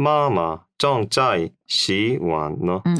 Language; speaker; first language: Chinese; non-native, learner; Korean